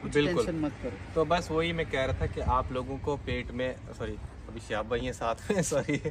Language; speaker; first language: Hindi; native; Hindi